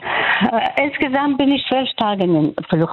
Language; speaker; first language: German; non-native, fluent; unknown